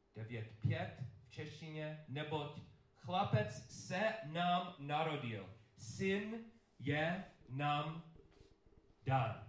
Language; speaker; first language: Czech; non-native, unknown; English